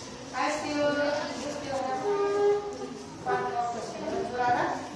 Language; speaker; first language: English; non-native, learner; Indonesian